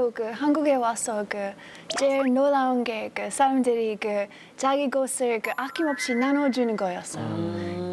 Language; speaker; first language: Korean; non-native, fluent; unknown